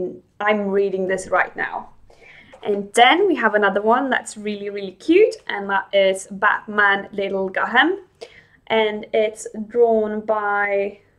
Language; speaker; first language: English; non-native, fluent; Swedish